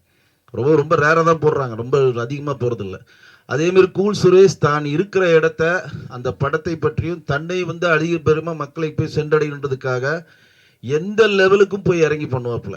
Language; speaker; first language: Tamil; native; Tamil